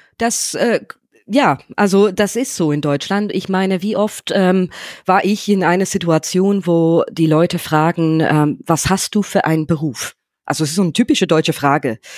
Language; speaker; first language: German; non-native, fluent; English